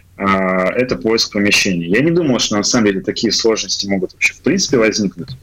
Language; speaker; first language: Russian; native; Russian